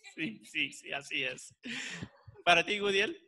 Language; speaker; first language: Spanish; early bilingual, heritage; Spanish